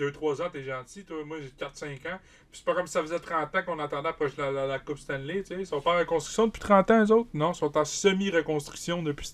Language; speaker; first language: French; native; French